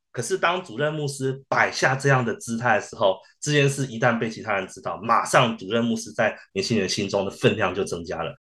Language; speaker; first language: Chinese; early bilingual, heritage; Chinese